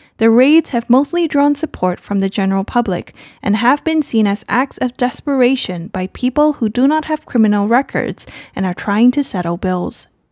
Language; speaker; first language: English; non-native, fluent; Chinese